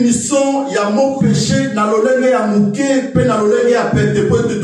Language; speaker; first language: French; non-native, local second language; Lingala